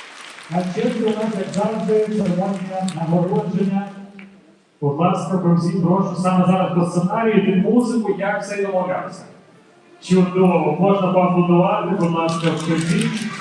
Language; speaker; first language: Ukrainian; native; Ukrainian